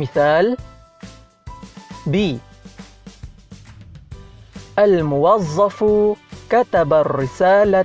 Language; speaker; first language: Arabic; non-native, fluent; Malay